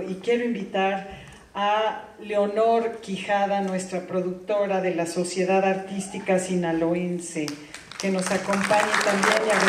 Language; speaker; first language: Spanish; native; Spanish